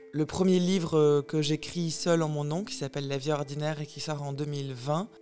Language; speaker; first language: French; native; French